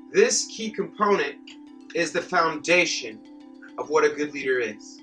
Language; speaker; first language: English; native; English